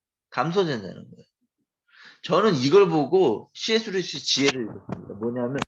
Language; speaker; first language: Korean; native; Korean